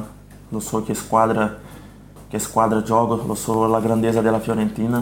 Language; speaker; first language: Italian; non-native, fluent; Portuguese